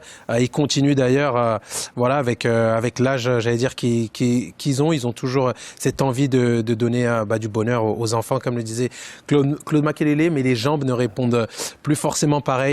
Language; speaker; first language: French; native; French